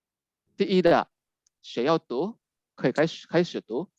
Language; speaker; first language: Chinese; non-native, fluent; Indonesian